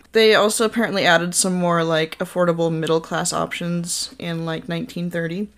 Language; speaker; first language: English; native; English